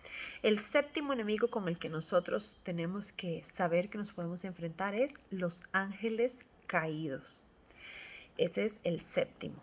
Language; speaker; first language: Spanish; native; Spanish